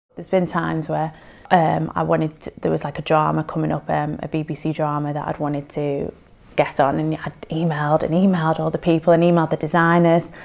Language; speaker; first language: English; native; English